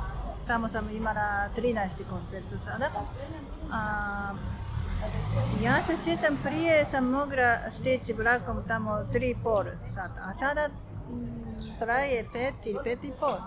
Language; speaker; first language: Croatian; non-native, learner; Japanese